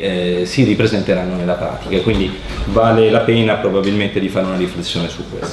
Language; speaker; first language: Italian; native; Italian